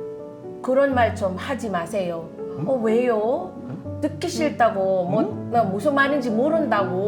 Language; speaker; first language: Korean; non-native, fluent; Filipino